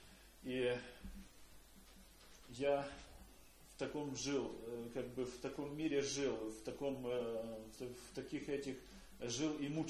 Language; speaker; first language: Polish; non-native, learner; Russian